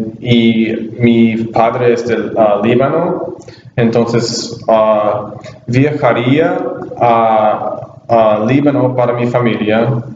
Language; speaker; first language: Spanish; non-native, learner; English